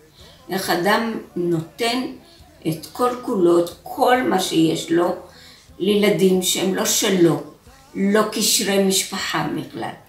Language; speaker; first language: Hebrew; early bilingual, other home language; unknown